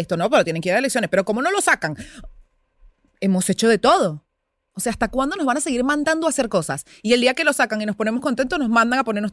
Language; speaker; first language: Spanish; native; Spanish